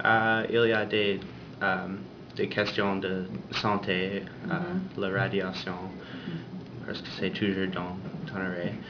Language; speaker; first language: French; non-native, learner; English